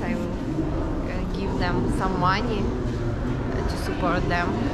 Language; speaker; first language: English; non-native, learner; Ukrainian